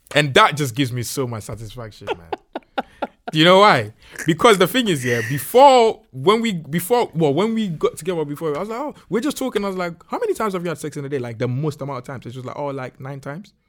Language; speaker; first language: English; non-native, local second language; Akan